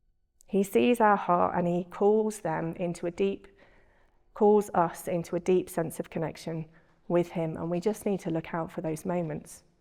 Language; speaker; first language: English; native; English